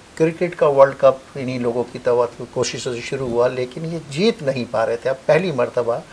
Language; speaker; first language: Urdu; native; Urdu